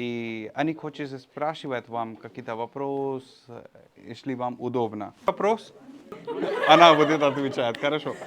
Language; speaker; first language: Russian; non-native, learner; Hindi